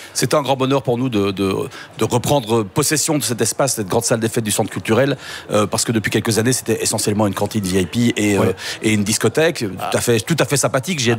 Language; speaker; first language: French; native; French